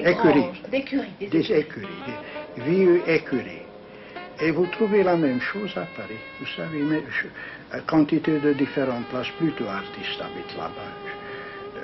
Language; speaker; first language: French; non-native, learner; Hungarian